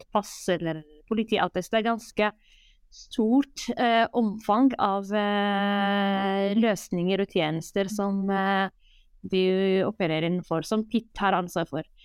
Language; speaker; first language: Norwegian; non-native, fluent; Arabic